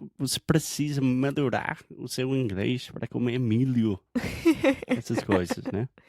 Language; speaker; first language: Portuguese; non-native, fluent; English